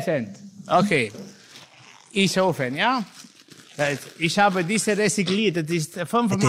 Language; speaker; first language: German; non-native, learner; Italian